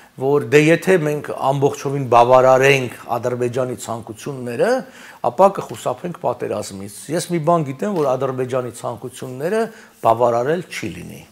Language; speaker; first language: Armenian; native; Armenian